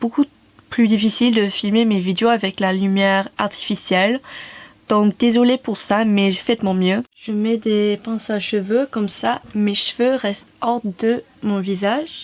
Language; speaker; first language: French; non-native, fluent; English